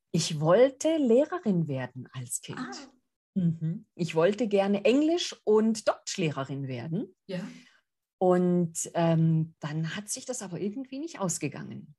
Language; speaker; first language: German; early bilingual, other home language; Greek